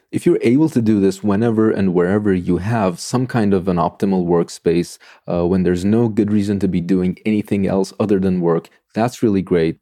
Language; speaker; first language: English; non-native, fluent; Turkish